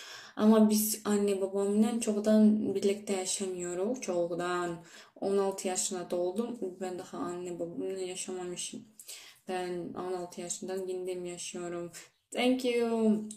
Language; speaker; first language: Turkish; early bilingual, heritage; Turkish